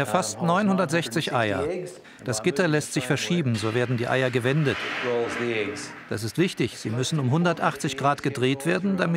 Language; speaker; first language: German; non-native, fluent; English